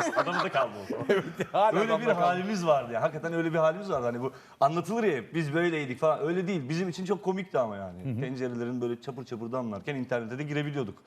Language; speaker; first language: Turkish; native; Turkish